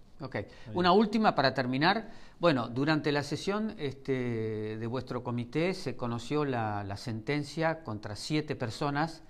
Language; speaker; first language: Spanish; native; Spanish